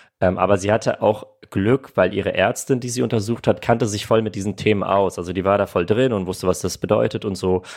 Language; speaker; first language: German; early bilingual, other home language; Armenian